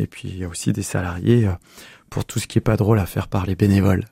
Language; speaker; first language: French; native; French